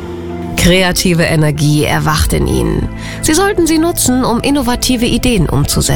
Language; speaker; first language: German; native; German